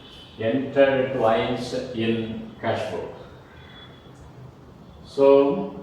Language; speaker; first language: English; non-native, local second language; Tamil